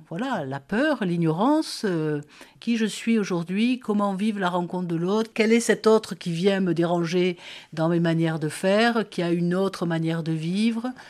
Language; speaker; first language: French; native; French